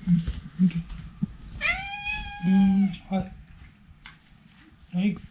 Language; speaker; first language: Japanese; native; Japanese